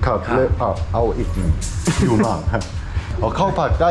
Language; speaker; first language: Thai; non-native, learner; Korean